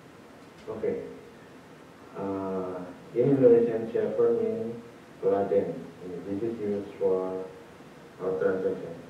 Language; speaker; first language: English; non-native, learner; Indonesian